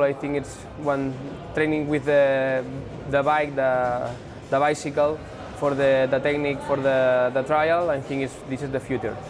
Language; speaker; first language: English; non-native, learner; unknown